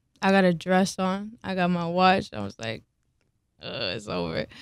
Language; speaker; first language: English; early bilingual, other home language; Spanish